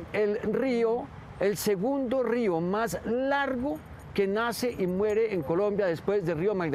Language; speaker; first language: Spanish; native; Spanish